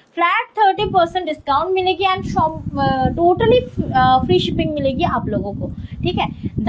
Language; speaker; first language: Hindi; non-native, local second language; Bangla